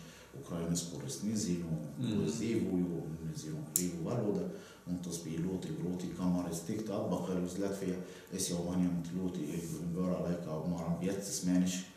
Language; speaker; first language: Latvian; non-native, learner; Arabic